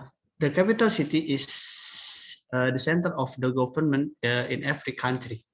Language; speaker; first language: English; non-native, learner; Indonesian